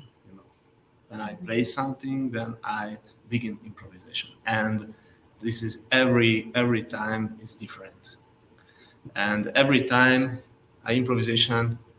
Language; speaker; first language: English; non-native, learner; Hungarian